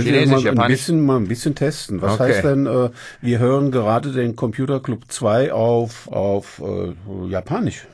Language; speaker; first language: German; native; German